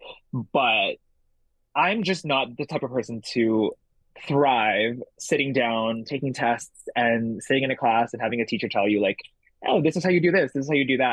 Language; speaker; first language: English; early bilingual, other home language; Indonesian